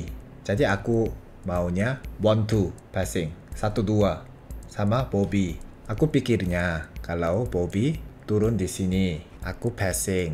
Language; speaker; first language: Indonesian; non-native, fluent; Korean